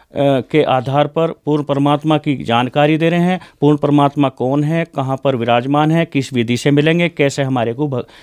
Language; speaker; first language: Hindi; native; Hindi